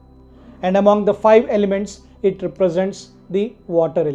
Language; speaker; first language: English; non-native, local second language; Telugu